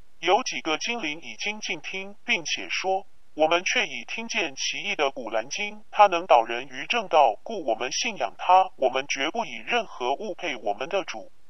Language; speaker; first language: Chinese; non-native, local second language; Cantonese